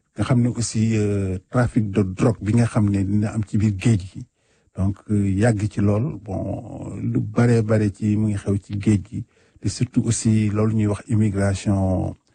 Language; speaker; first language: Wolof; native; Wolof